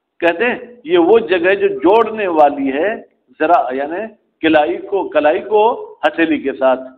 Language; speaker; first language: Urdu; non-native, local second language; Sindhi